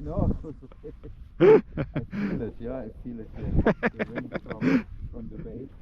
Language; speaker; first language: English; non-native, learner; German